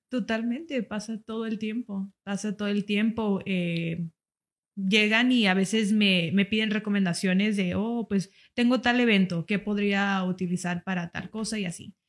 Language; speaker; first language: Spanish; early bilingual, heritage; Spanish